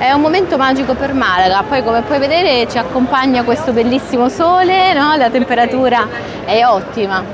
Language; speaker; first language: Italian; native; Italian